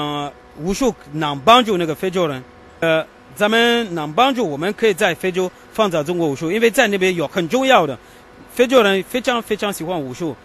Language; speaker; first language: Chinese; non-native, learner; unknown